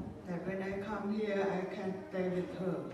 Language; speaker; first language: English; non-native, learner; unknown